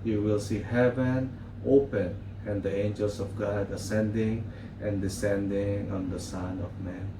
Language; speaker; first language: English; non-native, local second language; Filipino